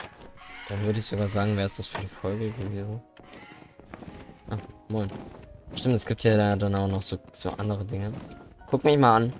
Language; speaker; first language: German; native; German